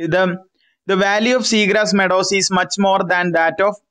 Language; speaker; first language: English; non-native, local second language; Malayalam